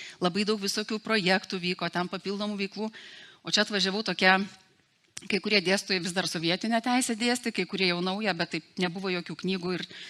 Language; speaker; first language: Lithuanian; native; Lithuanian